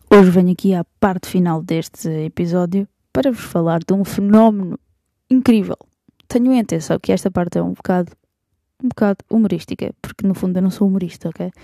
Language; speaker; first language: Portuguese; native; Portuguese